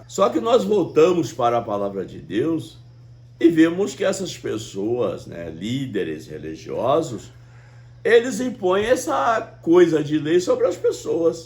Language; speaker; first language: Portuguese; native; Portuguese